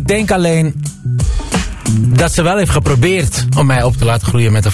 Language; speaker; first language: Dutch; native; Dutch